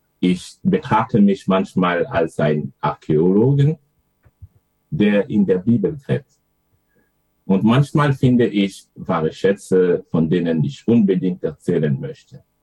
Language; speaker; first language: German; non-native, fluent; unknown